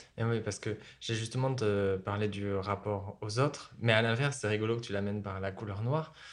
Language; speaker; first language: French; native; French